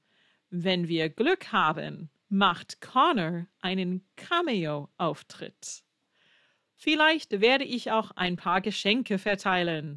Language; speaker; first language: German; non-native, fluent; English